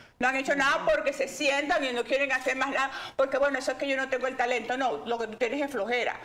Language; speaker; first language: Spanish; native; Spanish